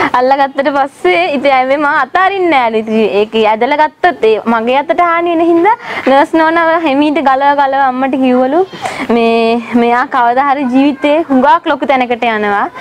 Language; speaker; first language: Sinhala; non-native, local second language; Tamil